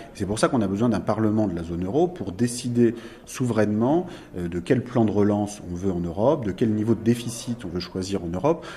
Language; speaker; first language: French; native; French